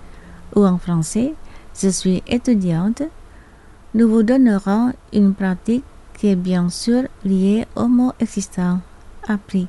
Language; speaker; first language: French; non-native, fluent; Indonesian